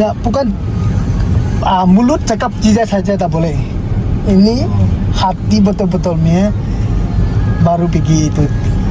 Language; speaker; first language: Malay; non-native, learner; Tedim Chin